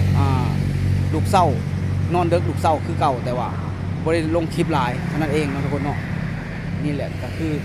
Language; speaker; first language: Thai; non-native, local second language; Northeastern Thai